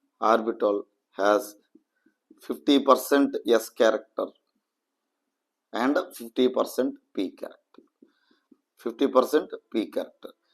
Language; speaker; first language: English; non-native, local second language; Telugu